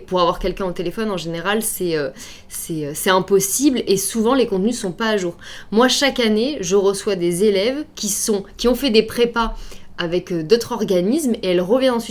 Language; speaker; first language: French; native; French